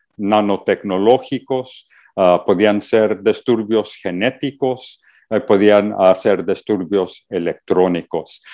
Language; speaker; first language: Spanish; early bilingual, heritage; Spanish